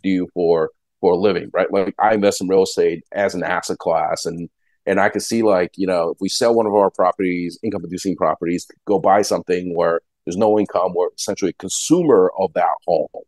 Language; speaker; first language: English; native; English